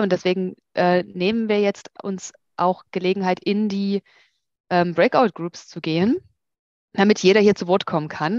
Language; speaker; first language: German; native; German